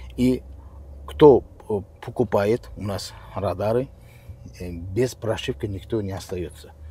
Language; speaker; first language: Russian; non-native, local second language; Uzbek